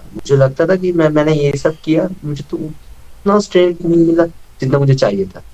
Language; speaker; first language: Hindi; non-native, local second language; Bangla